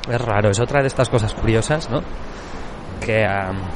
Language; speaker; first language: Spanish; non-native, local second language; Catalan